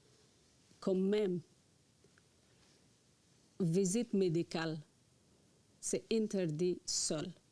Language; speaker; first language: French; non-native, learner; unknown